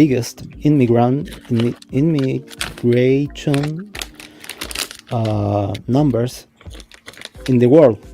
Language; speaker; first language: English; non-native, fluent; Spanish